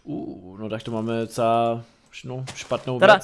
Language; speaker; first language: Czech; native; Czech